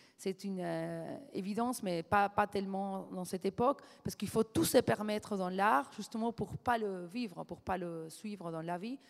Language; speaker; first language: French; non-native, fluent; Spanish